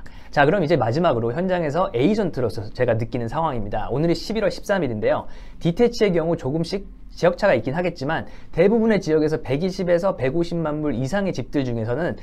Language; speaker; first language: Korean; native; Korean